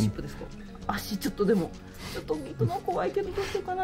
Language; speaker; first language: Japanese; native; Japanese